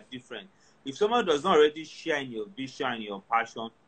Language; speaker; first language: English; non-native, local second language; Yoruba